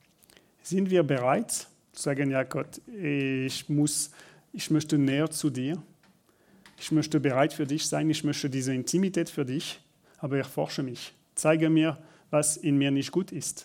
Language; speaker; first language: German; non-native, learner; French